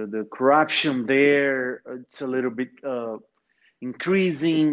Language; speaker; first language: English; non-native, fluent; Portuguese